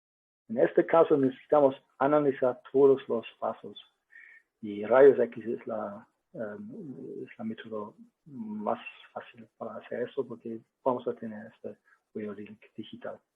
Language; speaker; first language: Spanish; non-native, learner; German